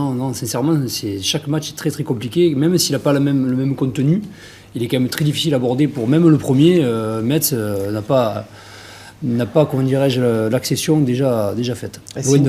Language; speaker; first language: French; native; French